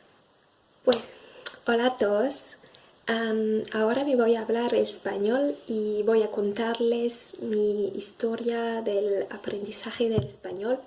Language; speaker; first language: Spanish; non-native, fluent; French